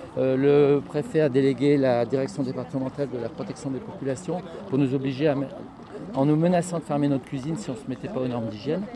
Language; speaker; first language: French; native; French